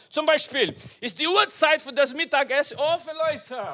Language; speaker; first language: German; non-native, learner; Portuguese